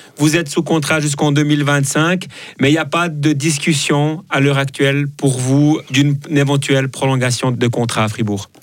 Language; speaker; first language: French; native; French